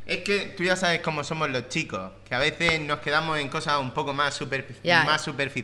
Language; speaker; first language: Spanish; native; Spanish